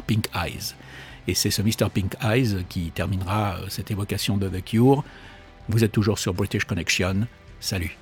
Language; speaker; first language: French; native; French